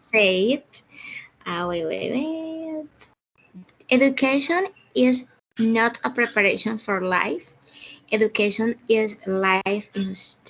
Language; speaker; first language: English; non-native, learner; Spanish